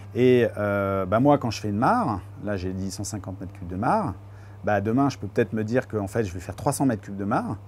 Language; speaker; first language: French; native; French